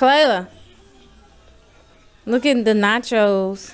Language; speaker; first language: English; native; English